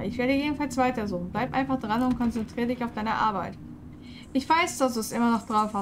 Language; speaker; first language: German; native; German